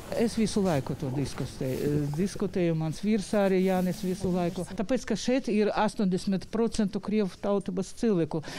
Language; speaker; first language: Latvian; non-native, local second language; Russian